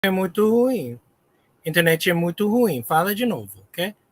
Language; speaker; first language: Portuguese; non-native, learner; English